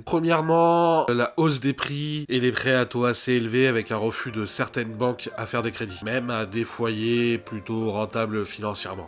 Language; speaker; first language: French; native; French